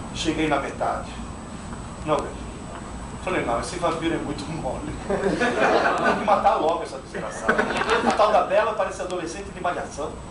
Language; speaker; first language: Portuguese; non-native, fluent; Italian